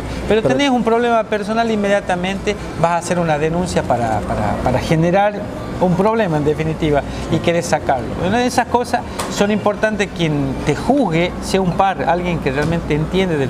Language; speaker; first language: Spanish; native; Spanish